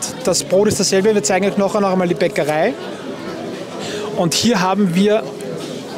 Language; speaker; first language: German; native; German